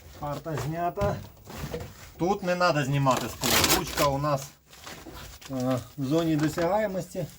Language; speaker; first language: Ukrainian; native; Ukrainian